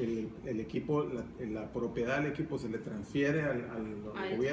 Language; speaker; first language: Spanish; native; Spanish